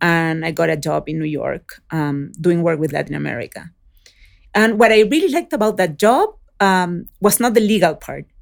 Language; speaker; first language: English; early bilingual, other home language; Spanish